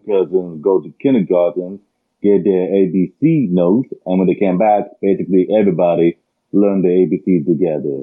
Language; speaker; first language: English; early bilingual, other home language; Arabic